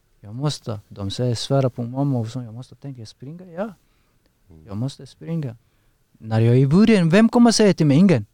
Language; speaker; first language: Swedish; non-native, learner; Persian